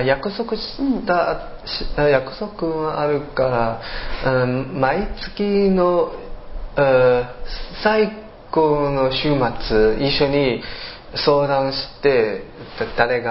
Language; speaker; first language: Japanese; non-native, learner; Chinese